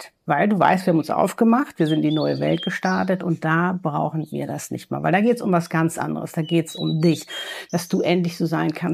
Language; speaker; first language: German; native; German